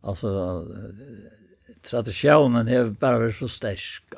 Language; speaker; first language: Danish; non-native, local second language; Faroese